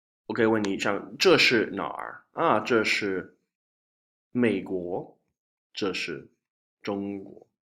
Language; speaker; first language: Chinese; non-native, fluent; English